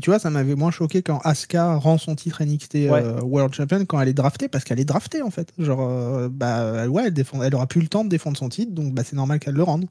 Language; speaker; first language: French; native; French